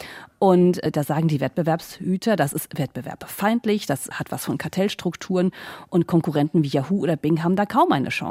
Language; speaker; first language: German; native; German